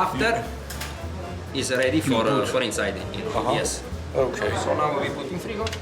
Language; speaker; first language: English; non-native, learner; Italian